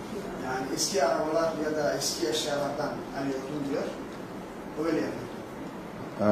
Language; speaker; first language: Turkish; non-native, fluent; Somali